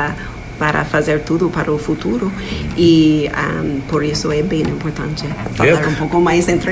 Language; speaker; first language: Portuguese; non-native, fluent; English